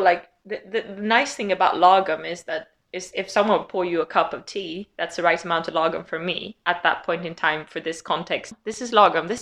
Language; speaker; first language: English; non-native, fluent; Swedish